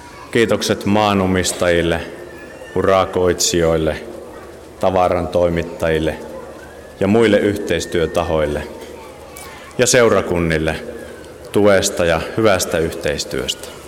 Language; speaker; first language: Finnish; native; Finnish